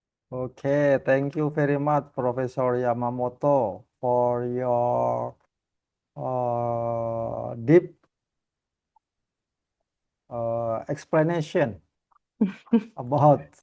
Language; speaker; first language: English; non-native, learner; Indonesian